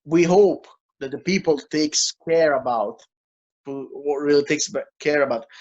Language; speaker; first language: English; non-native, fluent; Italian